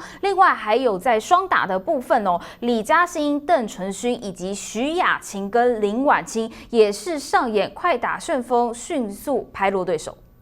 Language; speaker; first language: Chinese; native; Chinese